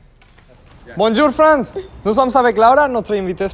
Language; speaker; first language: French; non-native, learner; Spanish